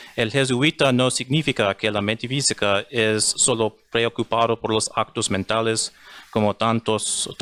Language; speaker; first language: Spanish; non-native, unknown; English